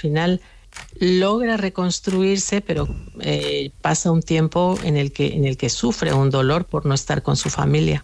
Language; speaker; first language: Spanish; native; Spanish